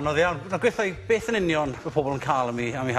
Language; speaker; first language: Welsh; native; Welsh